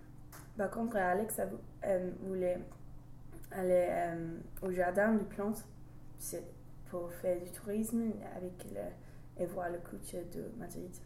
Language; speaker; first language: French; non-native, learner; English